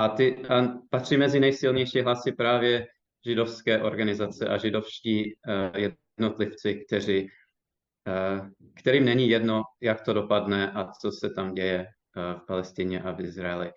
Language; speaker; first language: Czech; non-native, fluent; English